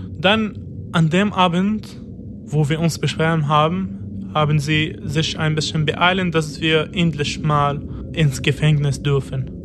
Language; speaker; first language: German; non-native, fluent; Arabic